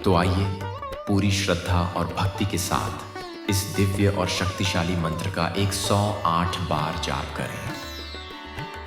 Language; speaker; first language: Hindi; native; Hindi